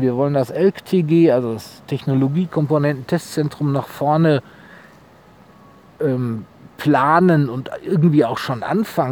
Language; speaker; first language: German; native; German